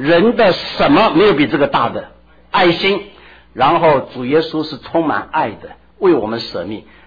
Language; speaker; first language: Chinese; native; Chinese